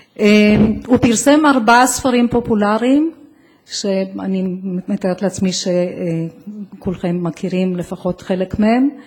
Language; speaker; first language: Hebrew; native; Hebrew